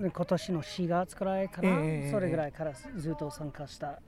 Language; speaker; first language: Japanese; non-native, learner; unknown